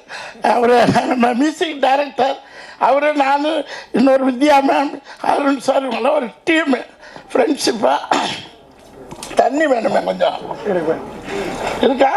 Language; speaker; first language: Tamil; native; Tamil